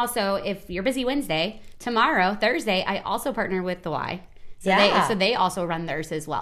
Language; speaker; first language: English; native; English